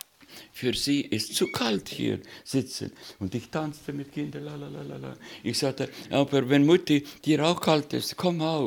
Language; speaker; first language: German; non-native, fluent; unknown